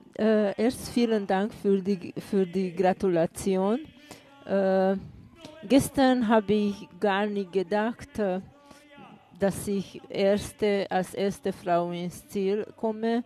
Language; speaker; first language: German; non-native, fluent; Hungarian